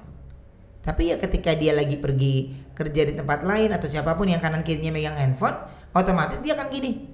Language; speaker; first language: Indonesian; native; Indonesian